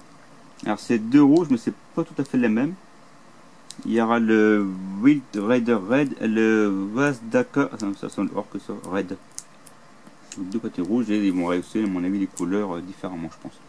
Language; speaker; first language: French; native; French